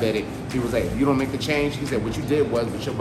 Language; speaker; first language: English; native; English